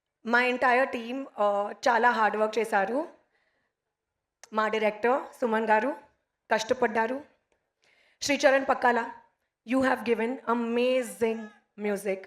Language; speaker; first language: Telugu; non-native, learner; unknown